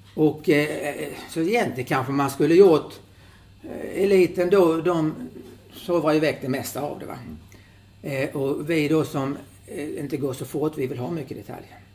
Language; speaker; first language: Swedish; native; Swedish